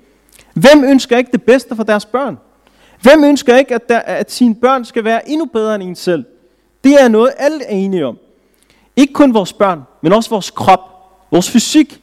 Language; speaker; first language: Danish; early bilingual, other home language; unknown